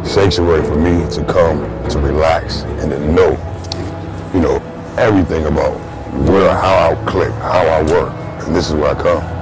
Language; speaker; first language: English; native; English